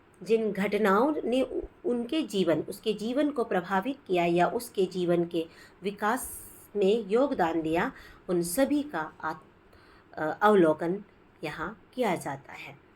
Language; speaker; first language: Hindi; non-native, local second language; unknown